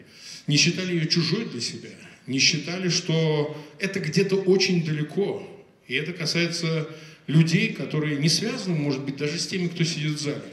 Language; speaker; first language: Russian; native; Russian